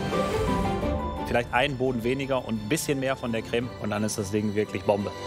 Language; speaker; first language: German; native; German